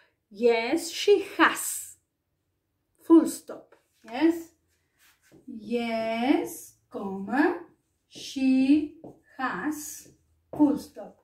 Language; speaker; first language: English; non-native, fluent; Spanish